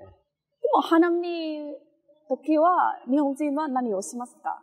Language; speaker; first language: Japanese; non-native, fluent; Vietnamese